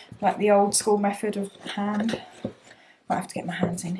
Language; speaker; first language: English; native; English